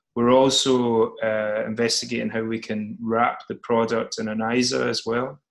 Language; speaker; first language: English; native; English